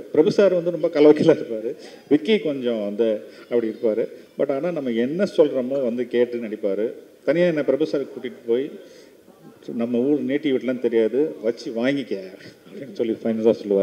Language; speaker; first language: Tamil; native; Tamil